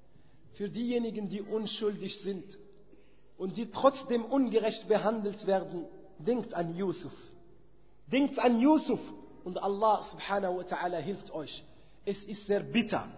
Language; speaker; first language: German; non-native, fluent; Arabic